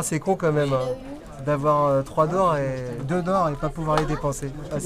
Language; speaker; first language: French; native; French